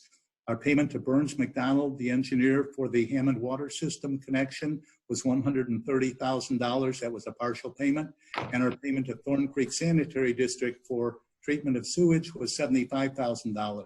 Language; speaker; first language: English; native; English